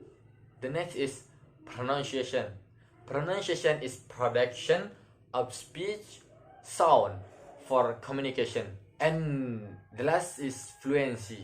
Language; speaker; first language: English; non-native, learner; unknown